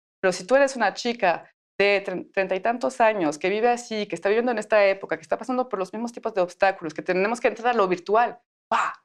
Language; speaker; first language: Spanish; non-native, fluent; French